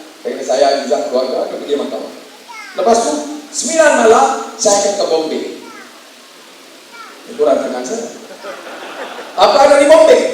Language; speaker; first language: Malay; native; Malay